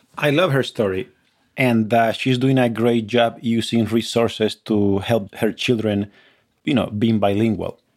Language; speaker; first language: English; non-native, fluent; Spanish